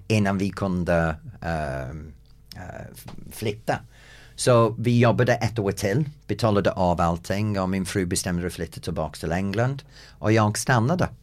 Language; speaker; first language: Swedish; non-native, fluent; English